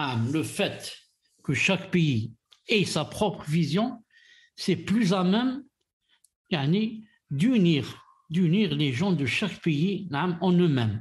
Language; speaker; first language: French; non-native, local second language; Arabic